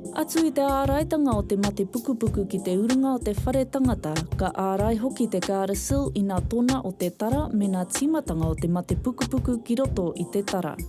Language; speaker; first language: Māori; native; Māori